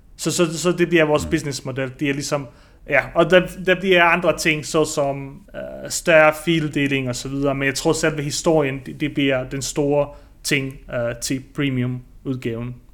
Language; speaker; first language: Danish; early bilingual, other home language; Bosnian